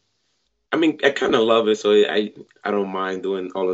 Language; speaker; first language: English; non-native, fluent; Spanish